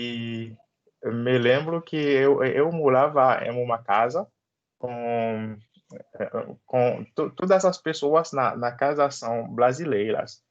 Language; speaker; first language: Portuguese; non-native, learner; Haitian Creole